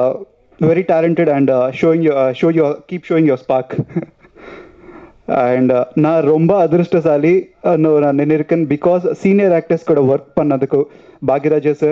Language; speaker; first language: Tamil; non-native, learner; Telugu